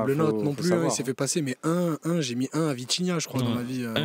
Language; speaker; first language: French; native; French